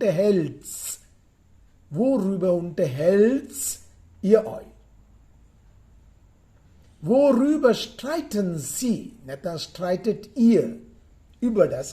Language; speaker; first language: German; non-native, fluent; Sinhala